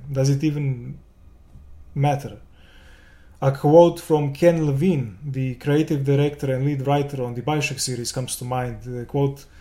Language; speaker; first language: English; non-native, fluent; Serbian